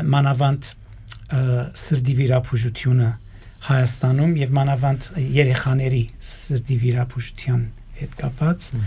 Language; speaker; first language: Armenian; early bilingual, heritage; Armenian